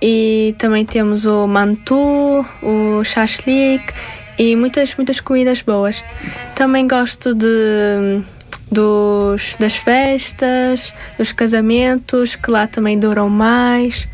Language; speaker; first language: Portuguese; non-native, fluent; Tajik